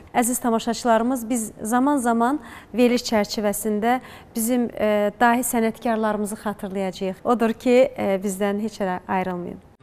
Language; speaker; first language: Azerbaijani; native; Azerbaijani